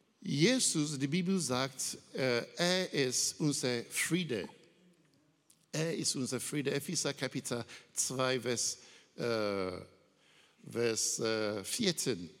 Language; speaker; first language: German; non-native, learner; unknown